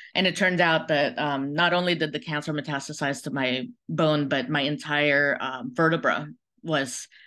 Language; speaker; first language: English; early bilingual, other home language; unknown